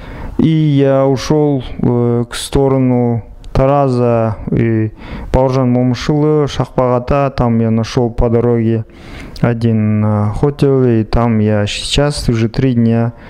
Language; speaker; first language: Russian; non-native, local second language; Kazakh